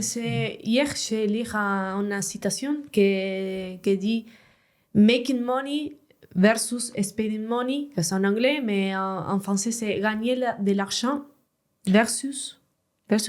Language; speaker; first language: French; non-native, learner; Spanish